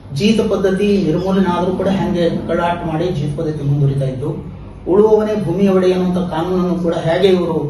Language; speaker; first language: Kannada; non-native, local second language; Lambadi